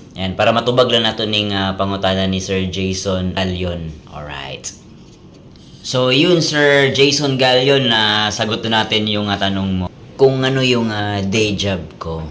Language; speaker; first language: Filipino; non-native, local second language; Cebuano